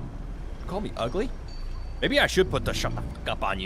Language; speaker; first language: English; native; English